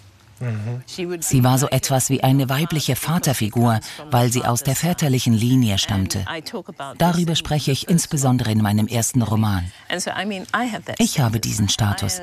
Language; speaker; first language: German; native; German